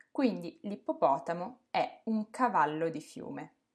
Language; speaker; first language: Italian; native; Italian